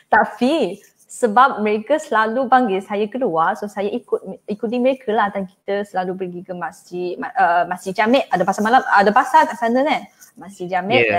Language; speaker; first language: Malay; non-native, fluent; Chinese